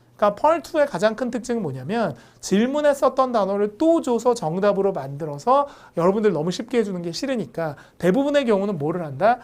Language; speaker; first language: Korean; native; Korean